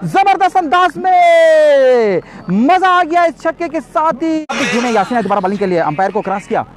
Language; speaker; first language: Urdu; non-native, local second language; Pashto